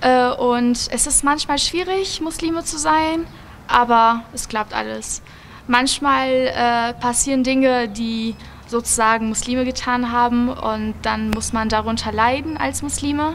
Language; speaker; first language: German; early bilingual, other home language; Albanian